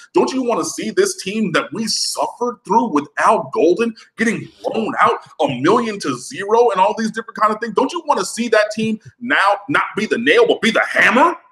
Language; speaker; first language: English; native; English